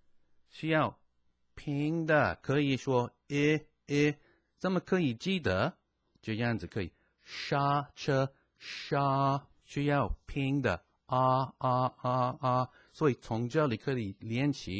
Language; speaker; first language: Chinese; non-native, fluent; English